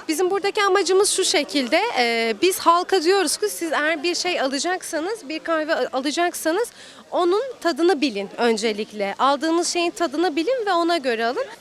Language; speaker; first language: Turkish; native; Turkish